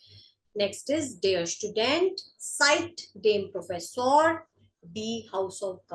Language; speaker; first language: German; non-native, fluent; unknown